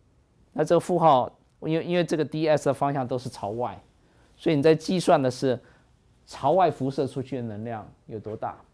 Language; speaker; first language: Chinese; native; Chinese